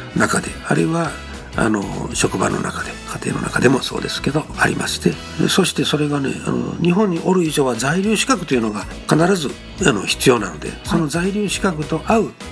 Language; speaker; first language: Japanese; native; Japanese